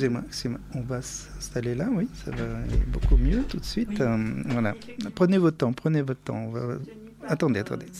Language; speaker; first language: French; native; French